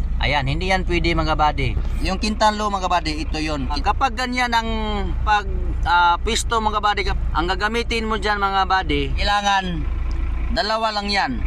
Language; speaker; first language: Filipino; native; Filipino